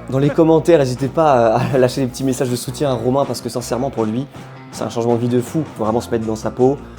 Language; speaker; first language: French; native; French